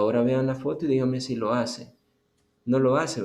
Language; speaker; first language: Spanish; native; Spanish